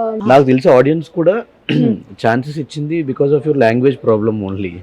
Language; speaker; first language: Telugu; native; Telugu